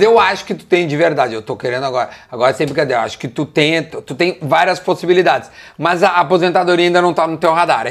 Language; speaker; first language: Portuguese; native; Portuguese